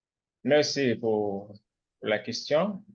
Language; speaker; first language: French; non-native, local second language; Haitian Creole